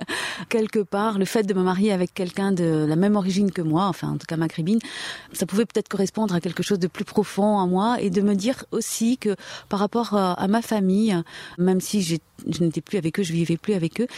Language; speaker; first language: French; native; French